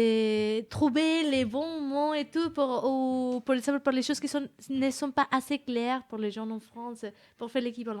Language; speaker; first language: French; non-native, fluent; Spanish